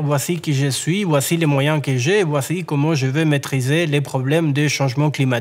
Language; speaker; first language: French; native; French